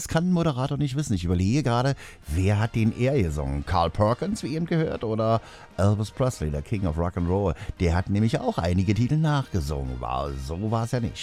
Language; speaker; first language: German; native; German